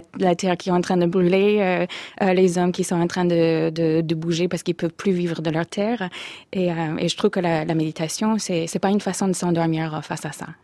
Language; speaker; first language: French; non-native, fluent; English